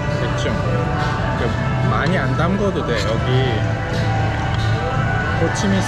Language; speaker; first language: Korean; native; Korean